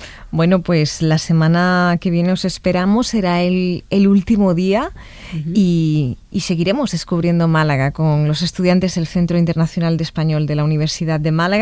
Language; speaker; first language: Spanish; native; Spanish